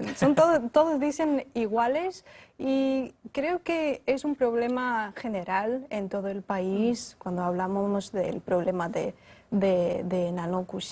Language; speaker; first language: Spanish; non-native, fluent; Chinese